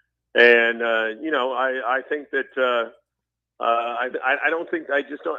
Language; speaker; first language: English; native; English